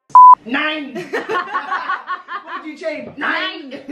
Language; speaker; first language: English; native; English